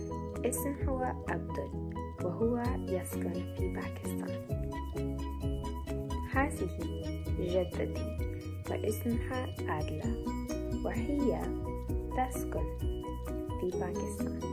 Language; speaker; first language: Arabic; non-native, learner; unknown